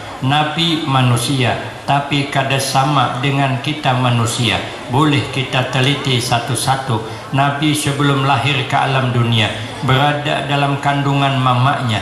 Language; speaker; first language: Indonesian; non-native, local second language; Banjar